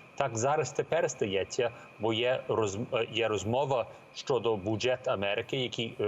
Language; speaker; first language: Ukrainian; early bilingual, heritage; Ukrainian